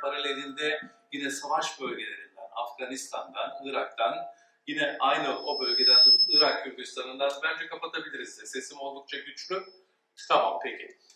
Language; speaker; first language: Turkish; early bilingual, heritage; Turkish